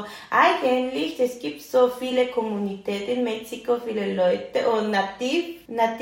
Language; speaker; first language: German; non-native, learner; Spanish